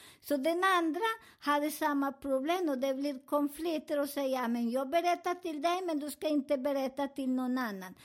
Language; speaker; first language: Swedish; non-native, fluent; Spanish